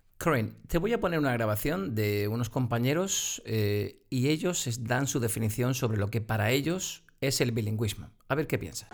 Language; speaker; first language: Spanish; native; Spanish